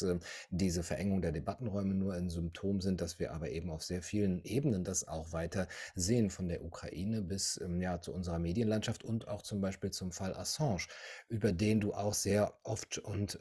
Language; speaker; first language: German; native; German